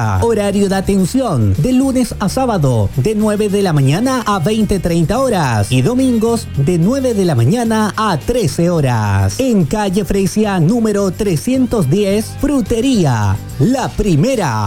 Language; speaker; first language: Spanish; native; Spanish